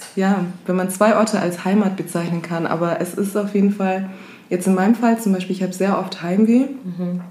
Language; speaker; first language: German; early bilingual, other home language; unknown